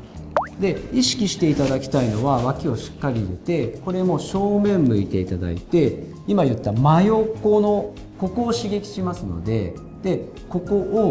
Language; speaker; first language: Japanese; native; Japanese